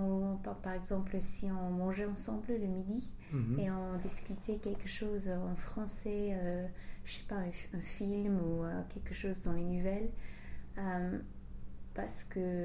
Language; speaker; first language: French; non-native, fluent; English